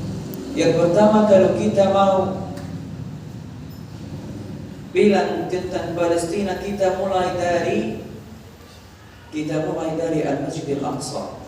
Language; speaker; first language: Indonesian; non-native, fluent; Arabic